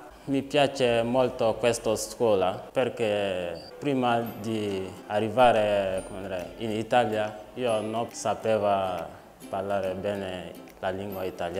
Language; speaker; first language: Italian; non-native, learner; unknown